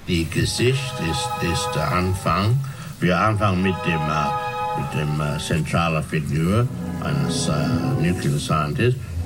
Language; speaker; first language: German; non-native, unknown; English